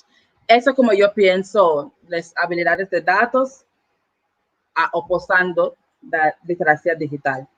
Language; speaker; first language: Spanish; non-native, learner; English